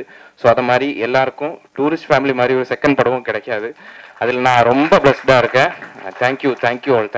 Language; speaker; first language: Tamil; non-native, fluent; Malayalam